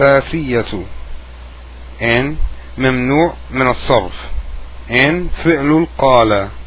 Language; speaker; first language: Arabic; non-native, fluent; English